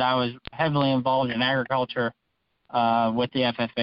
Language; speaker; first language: English; native; English